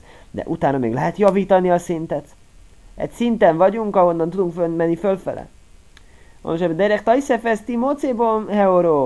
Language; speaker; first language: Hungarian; native; Hungarian